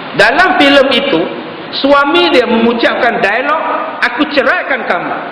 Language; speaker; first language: Malay; native; Malay